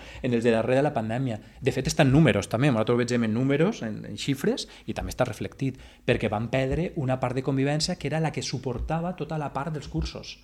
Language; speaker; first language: Catalan; native; Catalan